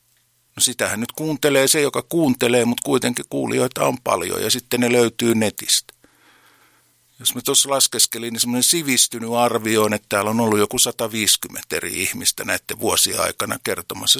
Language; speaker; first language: Finnish; native; Finnish